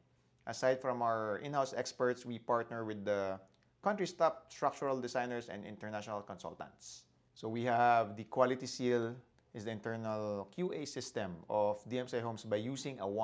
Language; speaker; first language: English; non-native, local second language; Filipino